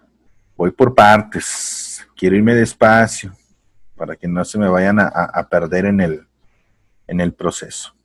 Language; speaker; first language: Spanish; native; Spanish